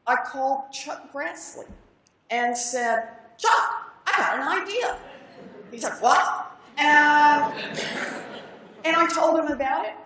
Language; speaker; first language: English; native; English